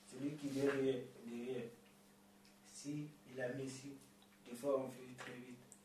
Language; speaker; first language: French; non-native, learner; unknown